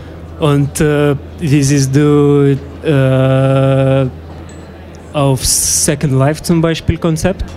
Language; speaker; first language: German; non-native, fluent; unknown